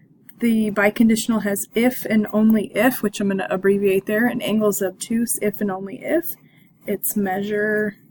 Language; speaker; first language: English; native; English